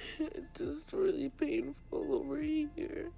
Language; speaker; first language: English; native; English